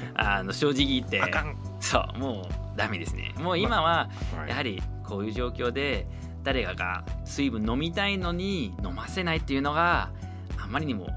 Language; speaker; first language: Japanese; non-native, fluent; English